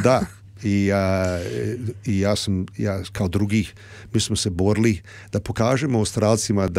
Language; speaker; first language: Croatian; early bilingual, heritage; Serbian